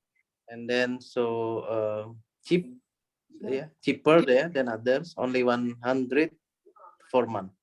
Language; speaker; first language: English; non-native, learner; Indonesian